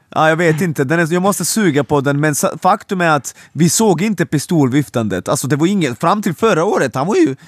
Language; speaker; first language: Swedish; non-native, fluent; Serbian